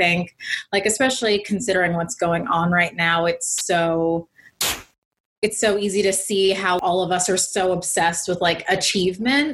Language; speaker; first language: English; native; English